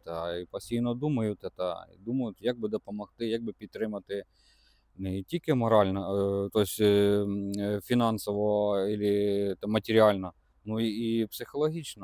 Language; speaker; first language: Ukrainian; non-native, local second language; Russian